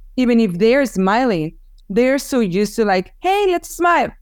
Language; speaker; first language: English; non-native, fluent; Spanish